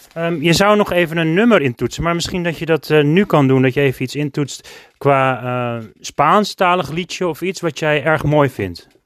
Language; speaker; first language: Dutch; native; Dutch